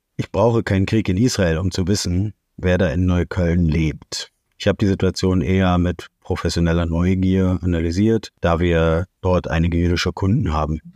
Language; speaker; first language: German; native; German